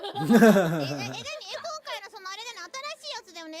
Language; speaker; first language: Japanese; native; Japanese